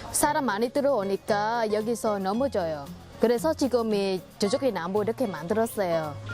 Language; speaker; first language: Korean; non-native, learner; Vietnamese